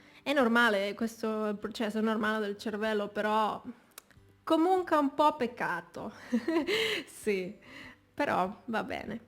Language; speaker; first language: Italian; non-native, fluent; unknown